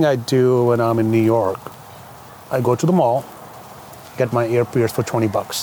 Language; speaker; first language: English; non-native, local second language; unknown